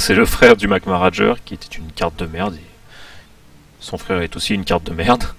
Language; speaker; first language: French; native; French